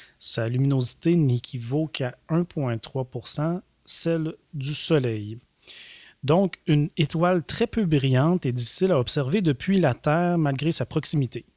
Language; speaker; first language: French; native; French